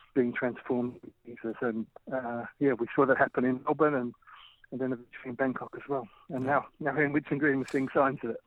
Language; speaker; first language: English; native; English